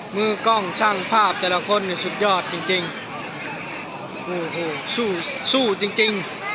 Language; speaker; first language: Thai; native; Thai